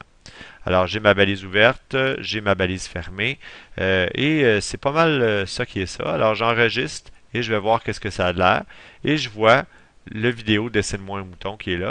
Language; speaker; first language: French; native; French